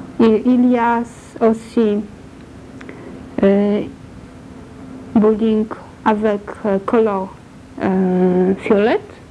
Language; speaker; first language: French; non-native, learner; Polish